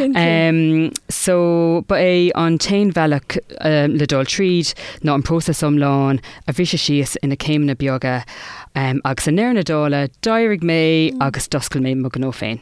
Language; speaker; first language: Irish; non-native, local second language; English